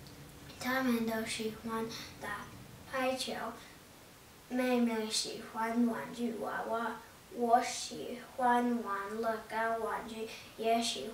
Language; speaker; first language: Chinese; non-native, learner; English